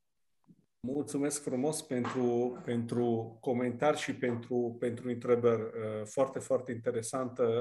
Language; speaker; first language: Romanian; non-native, fluent; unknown